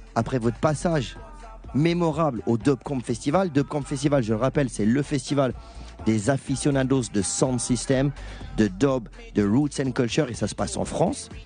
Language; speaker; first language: French; native; French